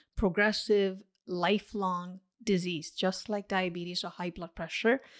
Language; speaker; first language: English; non-native, local second language; Tamil